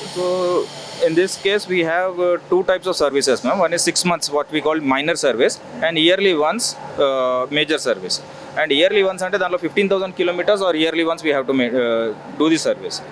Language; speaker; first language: English; non-native, local second language; Telugu